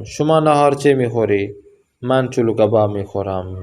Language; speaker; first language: Persian; non-native, fluent; Urdu